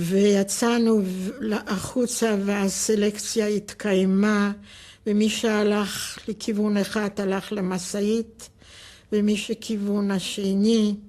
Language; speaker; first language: Hebrew; non-native, fluent; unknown